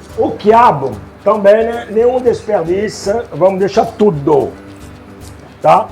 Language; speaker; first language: Portuguese; non-native, fluent; French